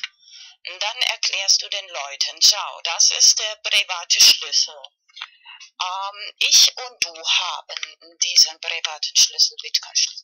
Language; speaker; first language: German; non-native, fluent; Spanish